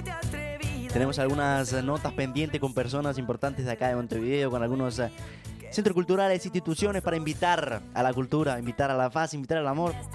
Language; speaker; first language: Spanish; native; Spanish